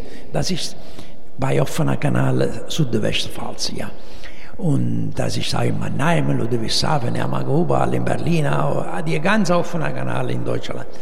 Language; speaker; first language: German; non-native, learner; Italian